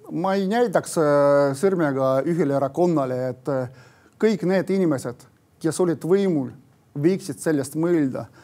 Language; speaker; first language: Estonian; non-native, local second language; Russian